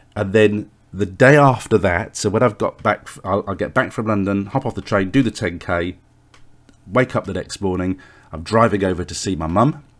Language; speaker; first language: English; native; English